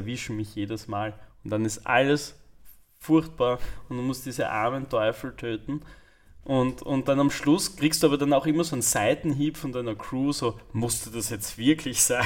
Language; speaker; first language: German; native; German